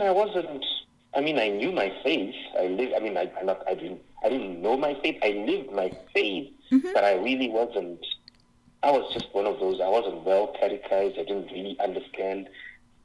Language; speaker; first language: English; non-native, local second language; Shona